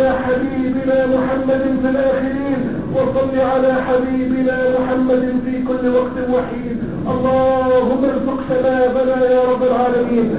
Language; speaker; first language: Arabic; native; Arabic